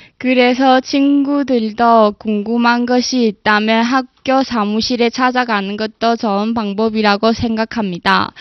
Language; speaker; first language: Korean; non-native, fluent; Chinese